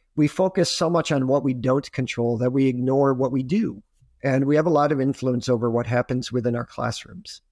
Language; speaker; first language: English; native; English